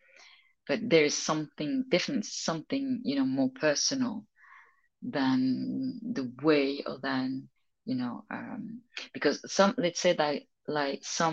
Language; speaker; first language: English; non-native, fluent; French